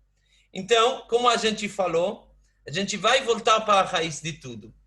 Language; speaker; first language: Portuguese; non-native, fluent; Hebrew